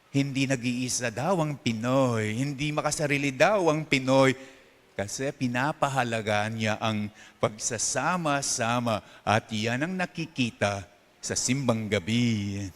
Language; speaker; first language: Filipino; non-native, local second language; Pampanga